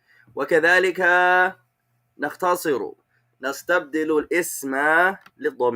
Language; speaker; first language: Arabic; non-native, fluent; English